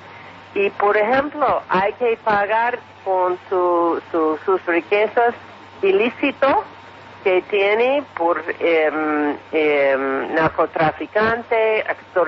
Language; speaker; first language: Spanish; non-native, fluent; English